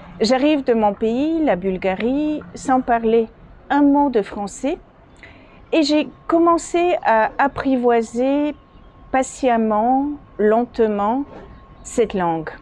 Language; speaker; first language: French; non-native, fluent; Bulgarian